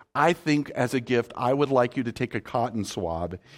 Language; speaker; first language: English; native; English